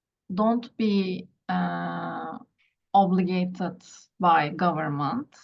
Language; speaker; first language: English; non-native, learner; Turkish